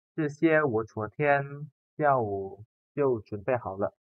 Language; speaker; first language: Chinese; non-native, fluent; Indonesian